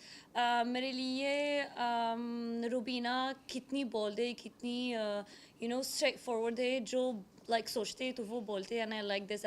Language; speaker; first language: Hindi; non-native, learner; Arabic